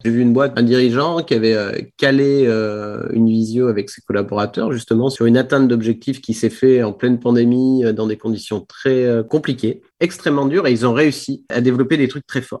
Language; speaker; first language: French; native; French